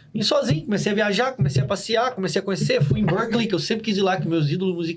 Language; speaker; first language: Portuguese; native; Portuguese